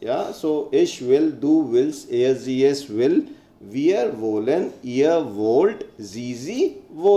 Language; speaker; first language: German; non-native, fluent; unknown